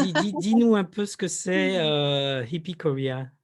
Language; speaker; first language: French; native; French